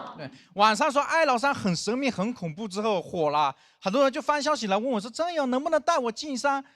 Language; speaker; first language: Chinese; non-native, local second language; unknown